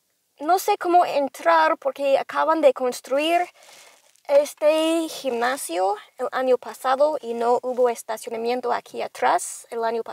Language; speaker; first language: Spanish; non-native, fluent; English